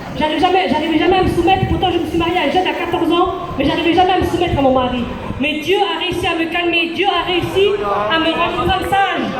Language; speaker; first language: French; early bilingual, other home language; Chinese